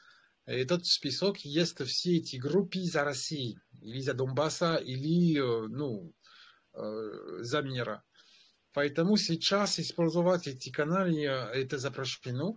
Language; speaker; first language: Russian; non-native, fluent; French